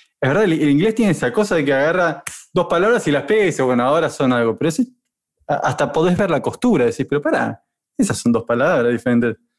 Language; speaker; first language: Spanish; native; Spanish